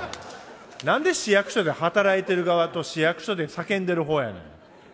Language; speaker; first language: Japanese; native; Japanese